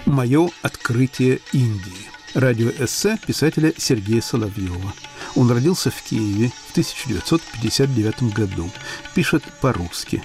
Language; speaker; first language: Russian; native; Russian